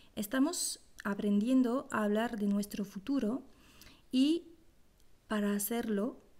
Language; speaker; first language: Spanish; non-native, fluent; French